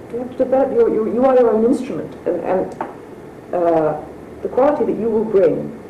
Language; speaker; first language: English; native; English